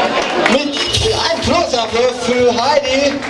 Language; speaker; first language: German; non-native, learner; Turkish